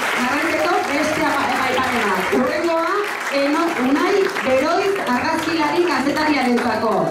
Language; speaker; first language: Basque; native; Basque